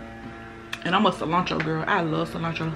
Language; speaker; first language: English; native; English